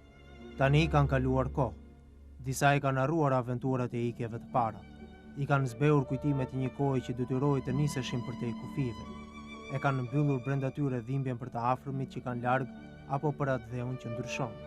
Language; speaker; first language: Albanian; native; Albanian